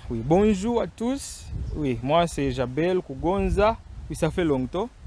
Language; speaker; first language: French; non-native, fluent; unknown